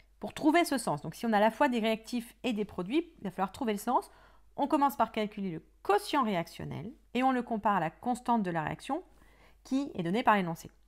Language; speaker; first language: French; native; French